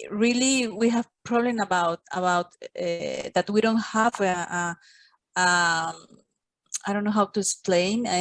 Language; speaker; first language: English; non-native, fluent; Spanish